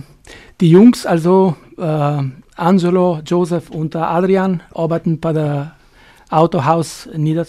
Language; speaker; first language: German; non-native, fluent; Albanian